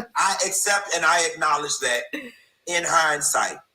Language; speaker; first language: English; native; English